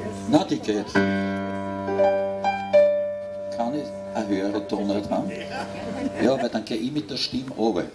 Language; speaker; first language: German; native; German